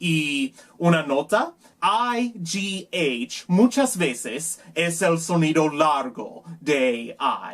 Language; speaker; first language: Spanish; non-native, learner; English